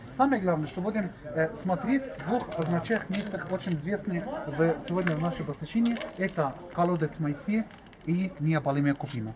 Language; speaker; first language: Russian; non-native, learner; Arabic